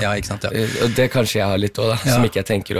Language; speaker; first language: Norwegian; early bilingual, heritage; Norwegian